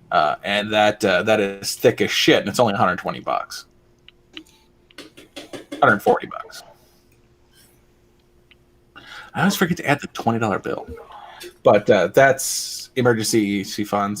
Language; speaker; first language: English; native; English